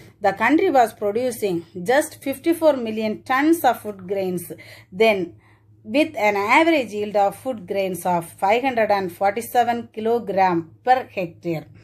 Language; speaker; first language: English; non-native, local second language; Tamil